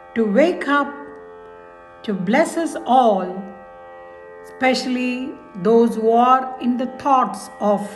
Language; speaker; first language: English; non-native, local second language; Tamil